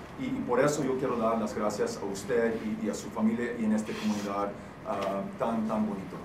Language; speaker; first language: Spanish; non-native, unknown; English